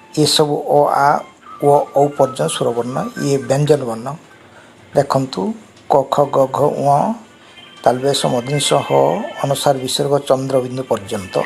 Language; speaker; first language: Odia; non-native, local second language; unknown